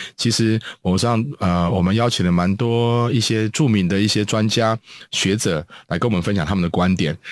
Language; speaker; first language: Chinese; native; Chinese